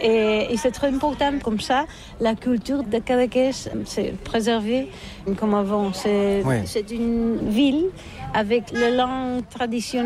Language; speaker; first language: French; non-native, learner; Catalan